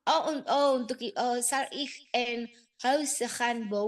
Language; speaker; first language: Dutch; non-native, learner; Indonesian